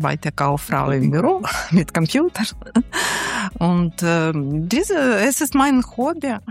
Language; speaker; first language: German; non-native, learner; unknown